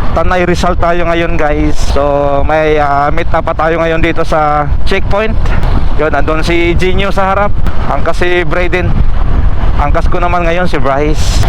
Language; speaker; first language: Filipino; native; Filipino